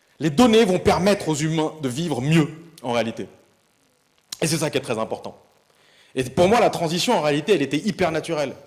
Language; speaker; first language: French; early bilingual, other home language; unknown